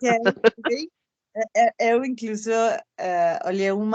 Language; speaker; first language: Portuguese; non-native, fluent; Spanish